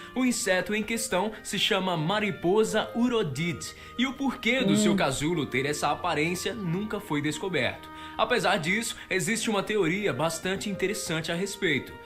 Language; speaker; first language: Portuguese; native; Portuguese